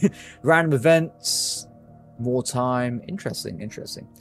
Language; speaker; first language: English; native; English